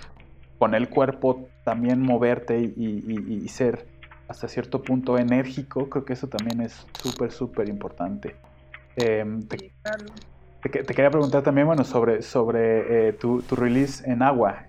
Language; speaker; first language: Spanish; native; Spanish